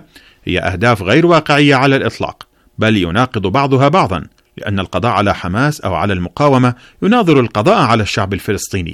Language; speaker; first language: Arabic; native; Arabic